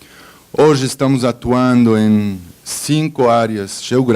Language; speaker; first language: Portuguese; non-native, fluent; Spanish